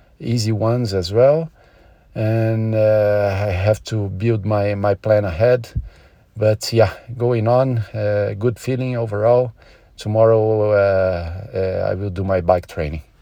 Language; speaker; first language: English; non-native, learner; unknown